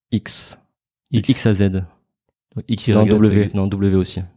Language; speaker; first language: French; native; French